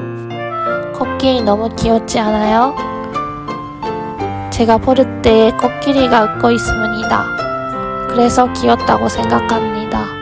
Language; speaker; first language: Korean; non-native, learner; Japanese